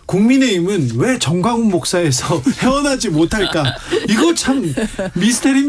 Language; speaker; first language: Korean; native; Korean